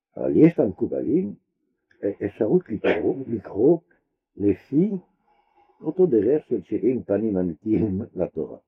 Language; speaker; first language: Hebrew; non-native, fluent; French